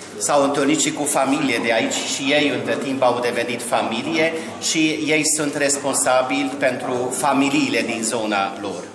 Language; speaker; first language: Romanian; non-native, fluent; Italian